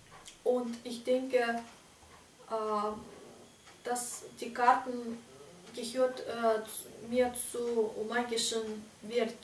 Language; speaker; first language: German; non-native, fluent; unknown